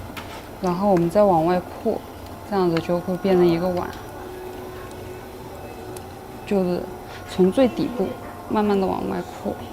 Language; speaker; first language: Chinese; native; Chinese